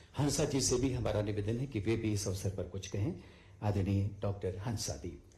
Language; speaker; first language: Hindi; native; Hindi